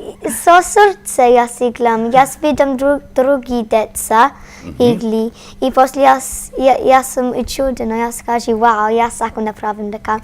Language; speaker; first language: Macedonian; early bilingual, heritage; Macedonian